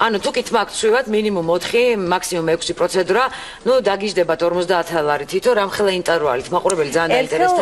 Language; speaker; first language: Georgian; native; Georgian